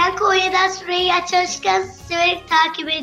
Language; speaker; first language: Turkish; native; Turkish